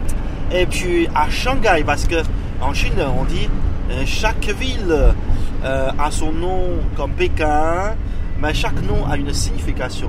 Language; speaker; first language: French; non-native, fluent; Chinese